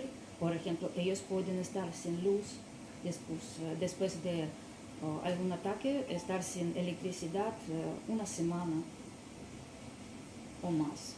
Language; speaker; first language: Spanish; non-native, learner; Russian